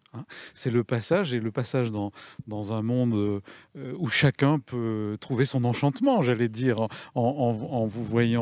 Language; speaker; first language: French; native; French